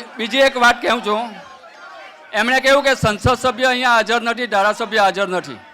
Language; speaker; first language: Gujarati; native; Gujarati